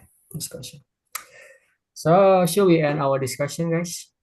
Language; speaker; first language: English; non-native, learner; Indonesian